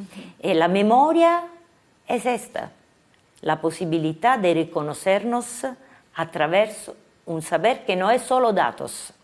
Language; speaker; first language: Spanish; non-native, fluent; Italian